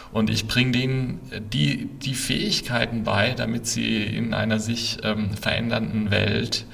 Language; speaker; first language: German; native; German